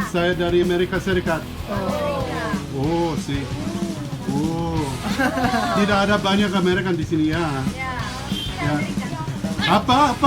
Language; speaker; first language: Indonesian; non-native, learner; English